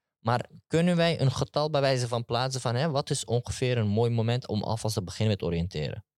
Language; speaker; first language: Dutch; early bilingual, other home language; Turkish